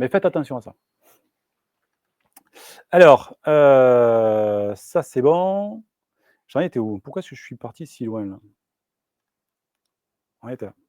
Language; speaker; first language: French; native; French